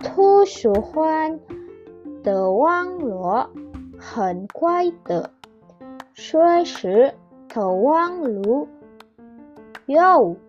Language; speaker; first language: Chinese; non-native, learner; Indonesian